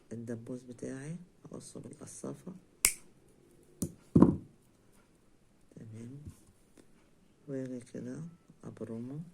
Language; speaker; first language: Arabic; native; Arabic